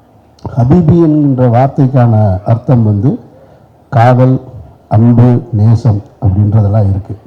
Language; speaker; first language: Tamil; native; Tamil